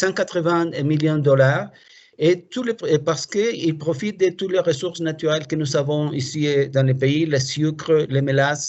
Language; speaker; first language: French; non-native, fluent; Spanish